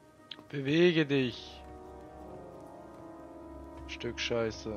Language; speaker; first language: German; native; German